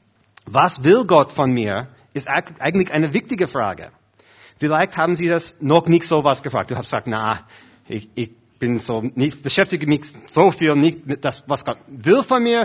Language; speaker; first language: German; non-native, fluent; English